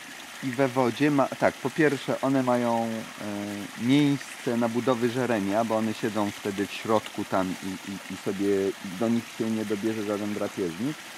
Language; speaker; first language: Polish; native; Polish